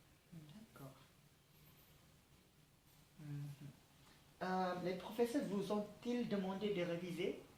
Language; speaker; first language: French; non-native, learner; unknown